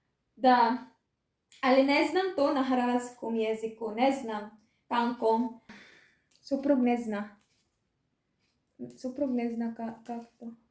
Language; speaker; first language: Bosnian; non-native, learner; Filipino